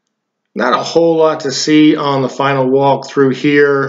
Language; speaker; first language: English; native; English